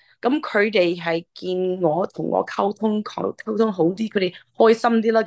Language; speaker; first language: Cantonese; early bilingual, heritage; English